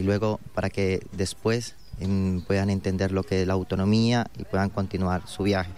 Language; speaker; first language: Spanish; native; Spanish